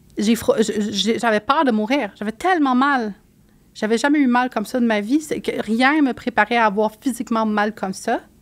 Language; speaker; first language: French; native; French